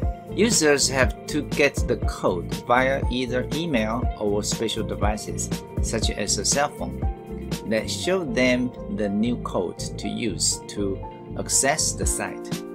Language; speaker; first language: English; non-native, fluent; Chinese